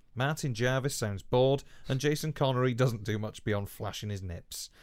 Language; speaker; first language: English; non-native, local second language; Welsh